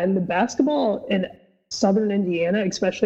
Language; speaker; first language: English; native; English